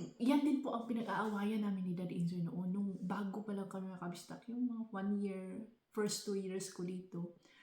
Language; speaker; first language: Filipino; non-native, local second language; Cebuano